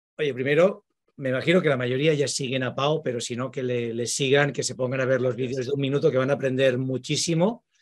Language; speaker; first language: Spanish; native; Spanish